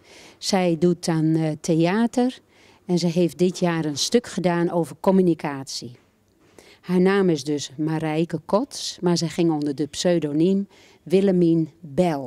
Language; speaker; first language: Dutch; native; Dutch